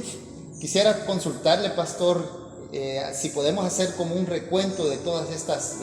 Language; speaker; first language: Spanish; native; Spanish